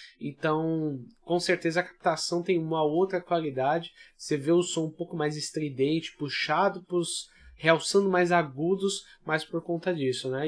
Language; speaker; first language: Portuguese; native; Portuguese